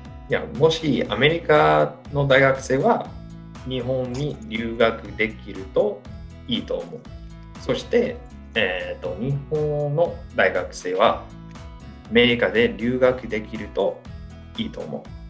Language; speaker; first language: Japanese; non-native, learner; English